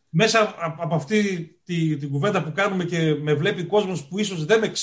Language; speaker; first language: Greek; native; Greek